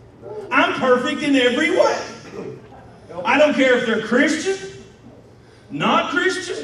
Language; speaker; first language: English; native; English